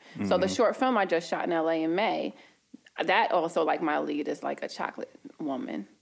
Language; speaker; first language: English; native; English